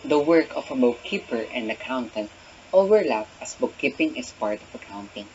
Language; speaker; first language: English; non-native, local second language; Filipino